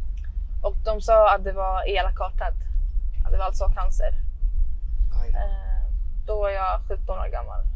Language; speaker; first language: Swedish; early bilingual, other home language; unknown